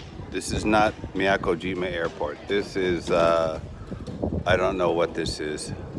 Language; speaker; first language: English; native; English